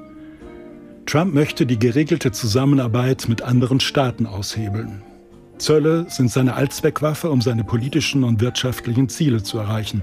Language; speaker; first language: German; native; German